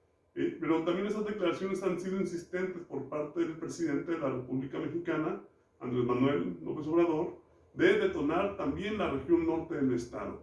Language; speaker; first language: Spanish; native; Spanish